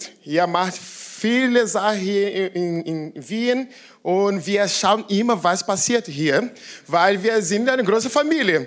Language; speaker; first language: German; non-native, learner; Portuguese